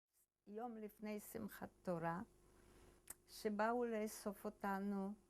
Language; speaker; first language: Hebrew; early bilingual, other home language; Polish